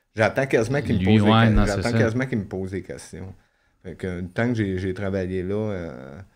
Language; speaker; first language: French; native; French